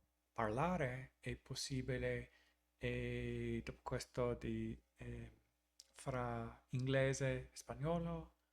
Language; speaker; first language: Italian; non-native, learner; English